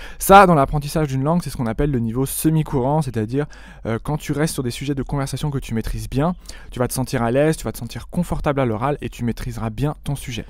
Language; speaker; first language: French; native; French